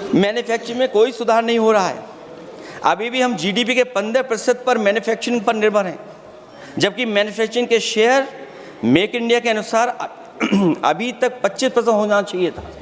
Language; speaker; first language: Hindi; native; Hindi